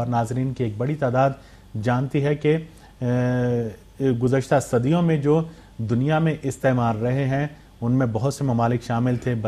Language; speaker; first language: Urdu; native; Urdu